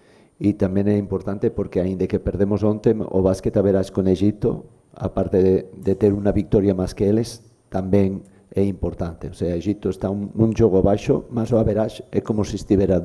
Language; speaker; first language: Portuguese; non-native, learner; Spanish